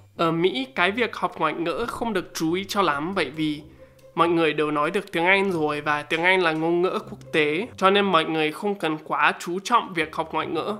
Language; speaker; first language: Vietnamese; non-native, fluent; English